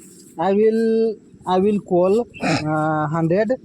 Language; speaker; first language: English; non-native, learner; Hindi